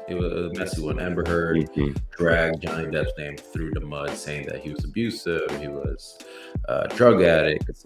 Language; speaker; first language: English; native; English